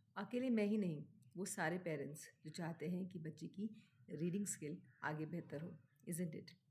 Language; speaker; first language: Hindi; native; Hindi